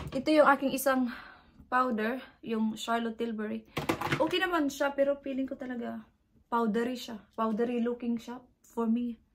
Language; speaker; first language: Filipino; native; Filipino